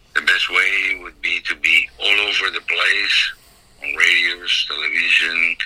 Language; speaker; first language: English; non-native, fluent; Italian